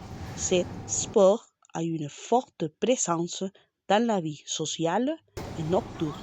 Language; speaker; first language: French; non-native, learner; Spanish